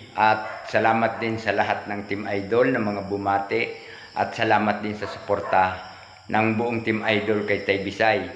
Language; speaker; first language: Filipino; native; Filipino